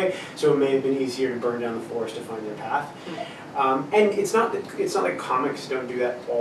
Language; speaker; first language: English; native; English